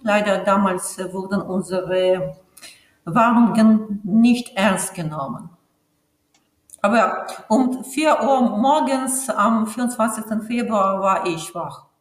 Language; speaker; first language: German; non-native, fluent; Ukrainian